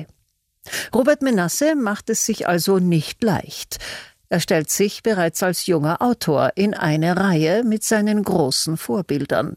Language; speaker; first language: German; native; German